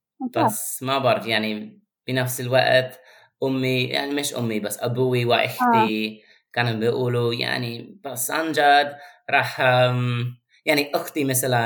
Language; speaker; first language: Arabic; non-native, fluent; English